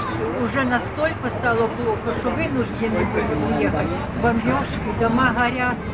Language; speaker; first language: Russian; native; Russian